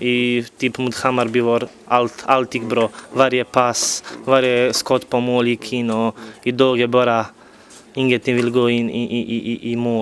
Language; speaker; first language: Swedish; non-native, fluent; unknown